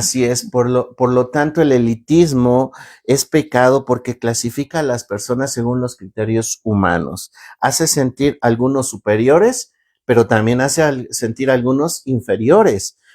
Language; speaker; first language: Spanish; native; Spanish